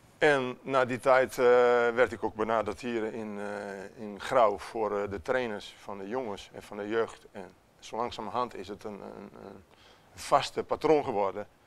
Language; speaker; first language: Dutch; non-native, fluent; Italian